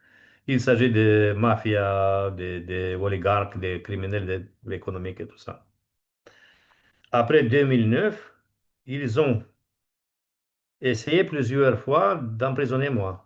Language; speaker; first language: French; non-native, fluent; Romanian